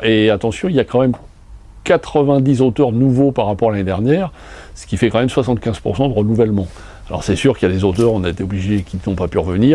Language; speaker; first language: French; native; French